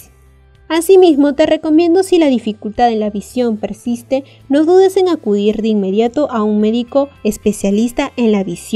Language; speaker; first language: Spanish; native; Spanish